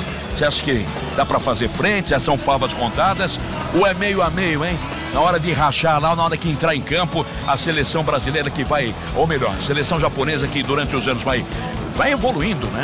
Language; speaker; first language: Portuguese; native; Portuguese